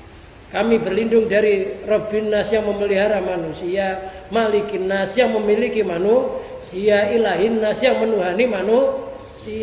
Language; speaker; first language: Indonesian; native; Indonesian